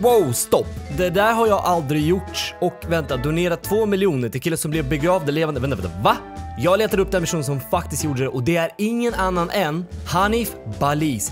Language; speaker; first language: Swedish; early bilingual, other home language; Russian